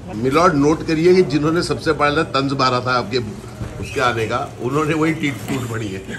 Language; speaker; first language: Hindi; native; Hindi